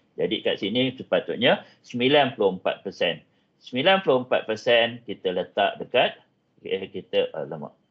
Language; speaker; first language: Malay; native; Malay